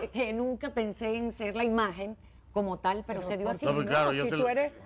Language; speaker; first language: Spanish; native; Spanish